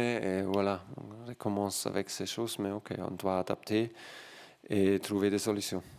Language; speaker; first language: French; non-native, learner; German